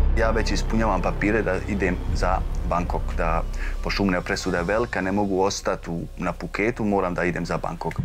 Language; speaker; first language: Serbian; native; Serbian